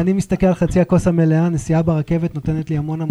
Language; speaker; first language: Hebrew; native; Hebrew